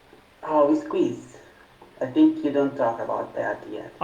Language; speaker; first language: English; non-native, fluent; Portuguese